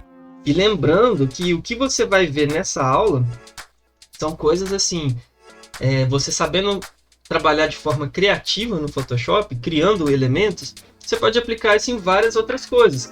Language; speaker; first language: Portuguese; native; Portuguese